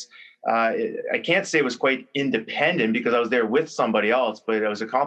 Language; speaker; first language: English; native; English